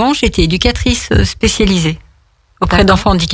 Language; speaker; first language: French; native; French